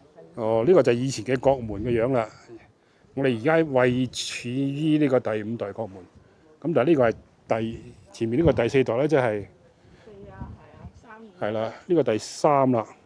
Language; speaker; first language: Cantonese; native; Cantonese